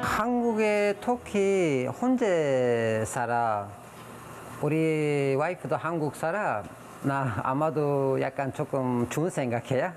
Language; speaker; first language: Korean; non-native, learner; Turkish